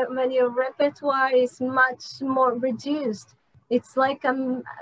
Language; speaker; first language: English; non-native, fluent; Portuguese